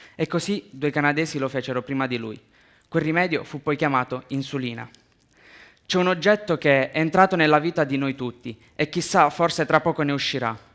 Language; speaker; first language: Italian; early bilingual, other home language; Romanian